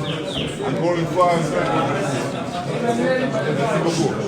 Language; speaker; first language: French; non-native, fluent; Albanian